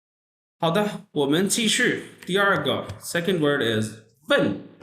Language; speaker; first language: Chinese; non-native, fluent; Urdu